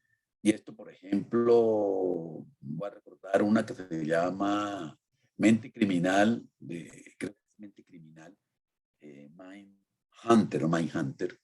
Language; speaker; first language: Spanish; native; Spanish